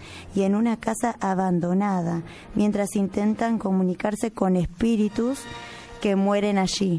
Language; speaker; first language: Spanish; native; Spanish